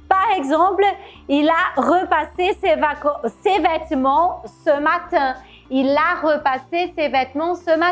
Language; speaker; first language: French; non-native, fluent; Portuguese